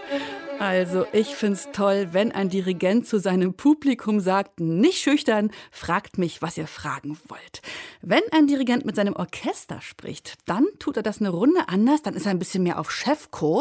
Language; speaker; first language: German; native; German